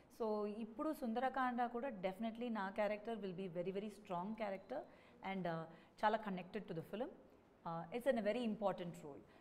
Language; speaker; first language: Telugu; non-native, local second language; Tamil